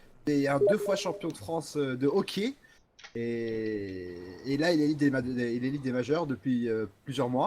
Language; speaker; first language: French; native; French